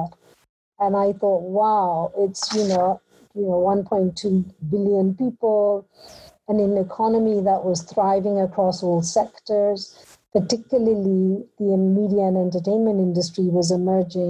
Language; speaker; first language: English; native; English